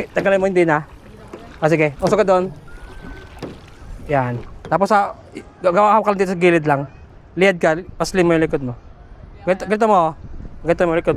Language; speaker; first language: Filipino; non-native, local second language; Aklanon